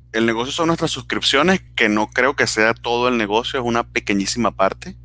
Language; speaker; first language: Spanish; native; Spanish